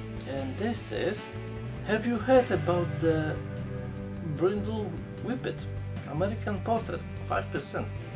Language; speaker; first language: English; non-native, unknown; Polish